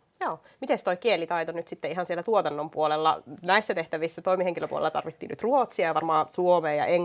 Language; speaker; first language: Finnish; native; Finnish